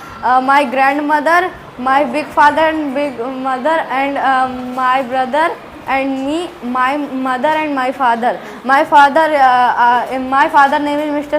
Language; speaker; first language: English; non-native, learner; Hindi